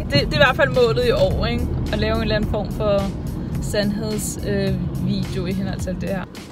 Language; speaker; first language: Danish; native; Danish